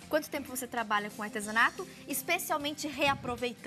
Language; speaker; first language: Portuguese; native; Portuguese